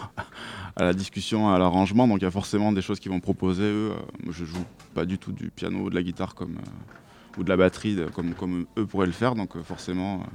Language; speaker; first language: French; native; French